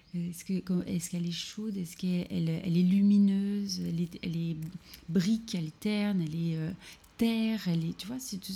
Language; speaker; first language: French; native; French